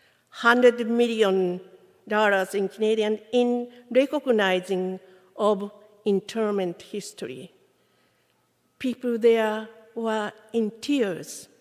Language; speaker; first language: English; non-native, fluent; Japanese